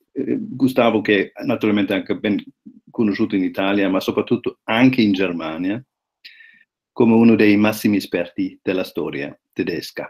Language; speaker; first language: Italian; non-native, fluent; German